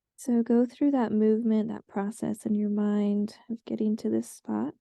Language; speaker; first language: English; native; English